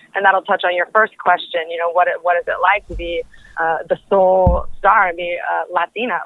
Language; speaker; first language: English; early bilingual, other home language; Spanish